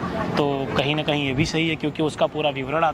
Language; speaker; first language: Hindi; native; Hindi